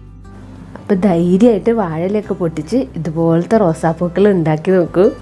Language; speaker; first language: Malayalam; native; Malayalam